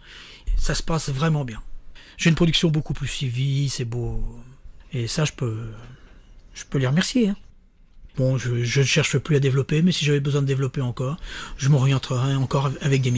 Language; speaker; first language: French; native; French